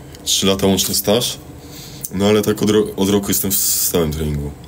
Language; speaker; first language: Polish; native; Polish